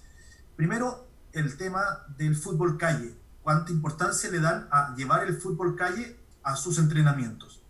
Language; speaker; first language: Spanish; native; Spanish